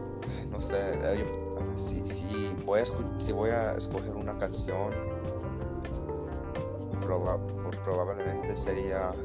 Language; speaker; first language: Spanish; early bilingual, heritage; Spanish